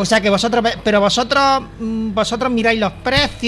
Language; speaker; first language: Spanish; native; Spanish